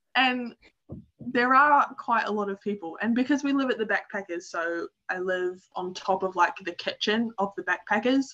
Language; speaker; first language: English; native; English